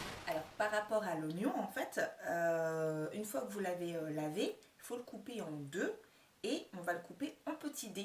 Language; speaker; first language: French; native; French